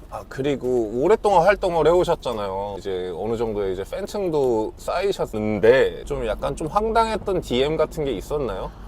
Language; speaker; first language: Korean; native; Korean